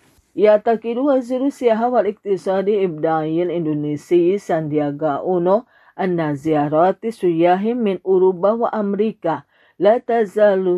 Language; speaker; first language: Arabic; non-native, fluent; Indonesian